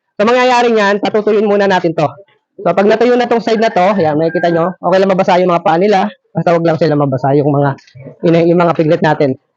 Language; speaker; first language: Filipino; native; Filipino